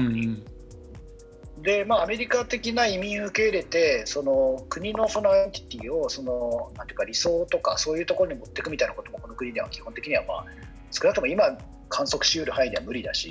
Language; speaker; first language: Japanese; native; Japanese